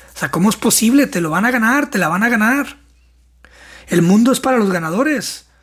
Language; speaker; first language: Spanish; native; Spanish